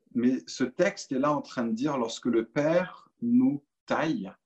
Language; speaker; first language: French; native; French